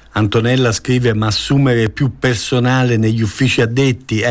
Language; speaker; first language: Italian; native; Italian